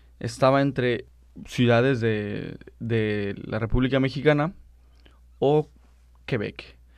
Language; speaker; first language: Spanish; native; Spanish